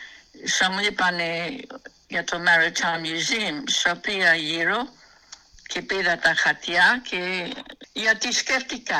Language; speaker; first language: Greek; early bilingual, heritage; Greek